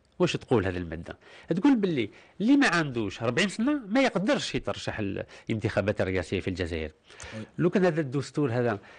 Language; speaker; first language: Arabic; early bilingual, heritage; Arabic